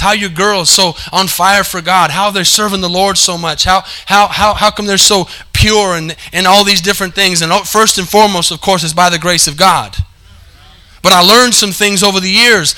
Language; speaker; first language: English; native; English